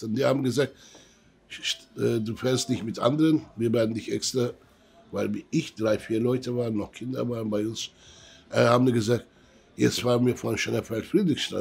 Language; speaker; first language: German; early bilingual, other home language; Turkish